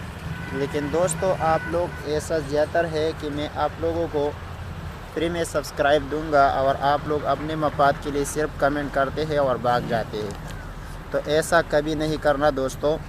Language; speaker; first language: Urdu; non-native, local second language; Pashto